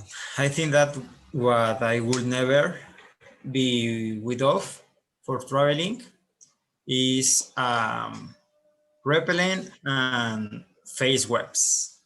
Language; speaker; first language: English; non-native, learner; Spanish